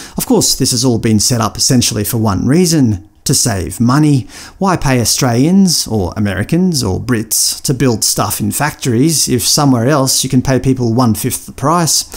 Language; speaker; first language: English; native; English